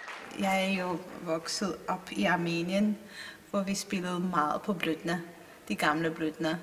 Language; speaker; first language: Danish; non-native, fluent; Armenian